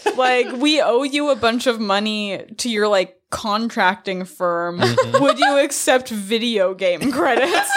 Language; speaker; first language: English; native; English